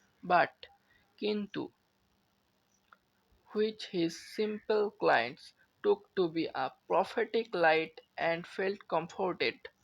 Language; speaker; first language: English; non-native, local second language; Bangla